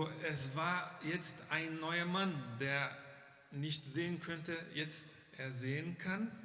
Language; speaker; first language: German; non-native, fluent; Portuguese